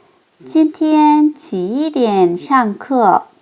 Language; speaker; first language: Chinese; non-native, fluent; Korean